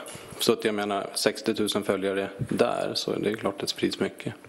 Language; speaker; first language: Swedish; native; Swedish